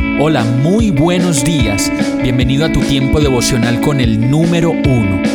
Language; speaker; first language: Spanish; native; Spanish